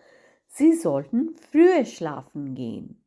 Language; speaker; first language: German; non-native, fluent; Hindi